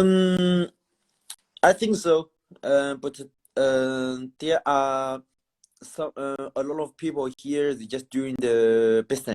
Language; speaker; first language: English; non-native, learner; Chinese